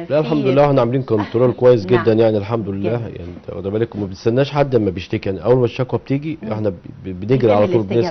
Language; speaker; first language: Arabic; native; Arabic